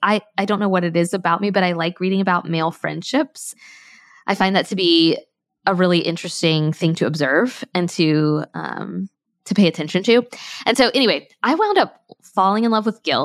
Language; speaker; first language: English; native; English